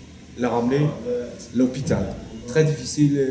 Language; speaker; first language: French; non-native, learner; Turkish